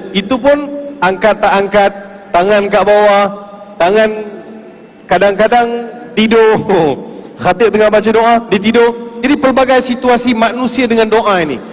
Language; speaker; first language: Malay; non-native, local second language; Tamil